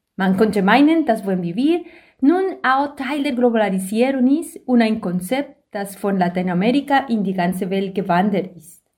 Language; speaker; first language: German; non-native, fluent; Spanish